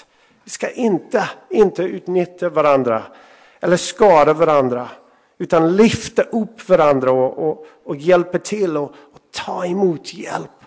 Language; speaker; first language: Swedish; non-native, fluent; English